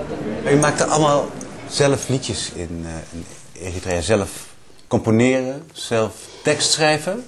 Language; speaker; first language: Dutch; native; Dutch